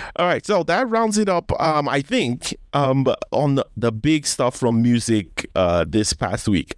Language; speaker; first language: English; non-native, local second language; Yoruba